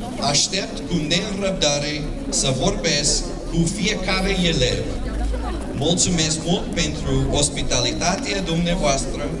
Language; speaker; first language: Romanian; non-native, learner; English